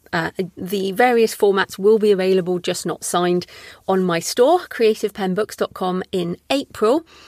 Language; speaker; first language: English; native; English